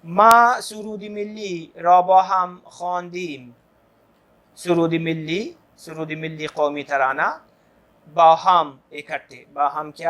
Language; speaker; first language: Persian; non-native, fluent; Urdu